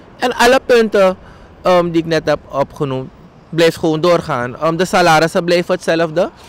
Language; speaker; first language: Dutch; native; Dutch